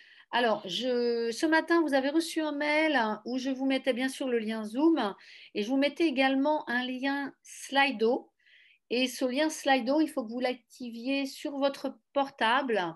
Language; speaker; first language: French; native; French